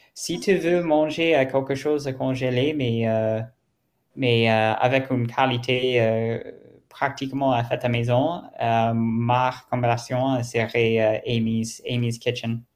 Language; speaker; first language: French; non-native, learner; German